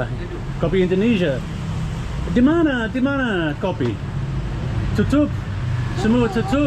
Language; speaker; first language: Indonesian; non-native, learner; English